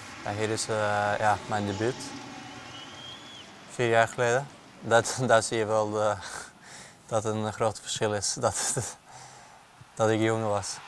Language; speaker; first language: Dutch; non-native, fluent; Norwegian